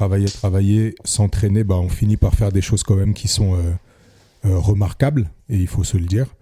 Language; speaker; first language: French; native; French